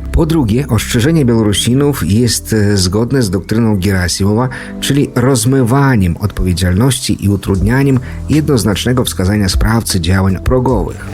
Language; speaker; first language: Polish; early bilingual, heritage; Polish